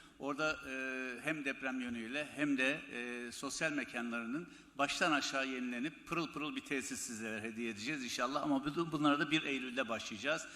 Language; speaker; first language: Turkish; native; Turkish